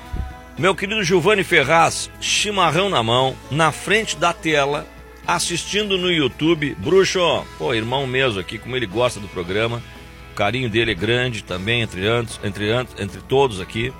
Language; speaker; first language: Portuguese; native; Portuguese